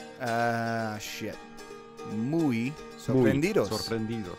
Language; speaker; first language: Spanish; non-native, learner; English